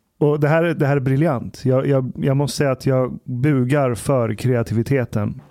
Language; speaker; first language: Swedish; early bilingual, other home language; Persian